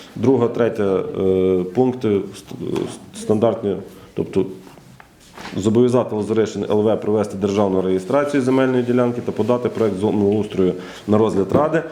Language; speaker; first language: Ukrainian; native; Ukrainian